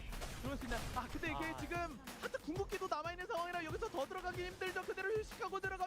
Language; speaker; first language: Korean; native; Korean